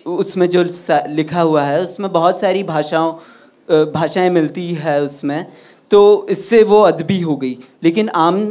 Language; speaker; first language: Hindi; native; Hindi